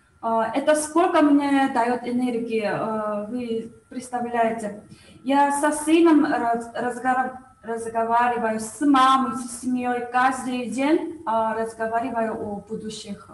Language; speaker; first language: Russian; non-native, learner; Korean